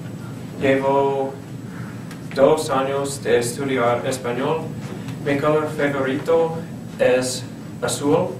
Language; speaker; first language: Spanish; non-native, learner; English